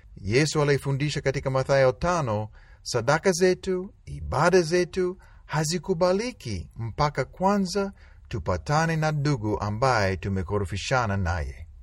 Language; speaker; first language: Swahili; native; Swahili